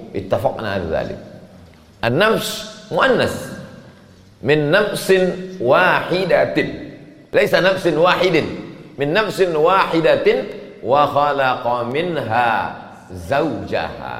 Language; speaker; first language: Arabic; non-native, fluent; Indonesian